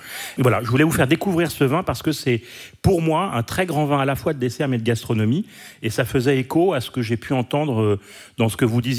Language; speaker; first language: French; native; French